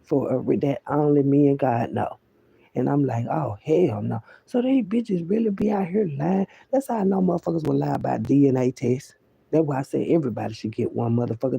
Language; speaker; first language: English; native; English